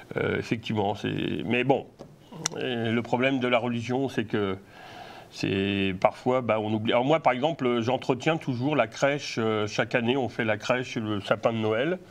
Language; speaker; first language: French; native; French